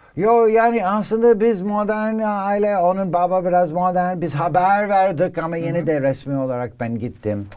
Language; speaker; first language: Turkish; non-native, learner; English